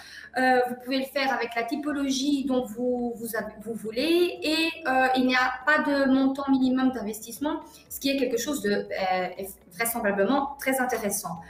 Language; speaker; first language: French; non-native, fluent; Portuguese